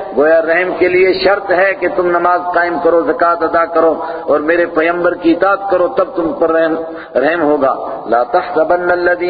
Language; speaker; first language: Urdu; non-native, local second language; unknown